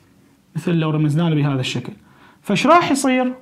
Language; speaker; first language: Arabic; native; Arabic